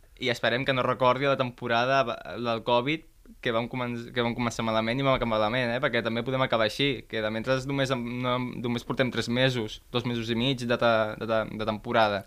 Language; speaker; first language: Catalan; native; Catalan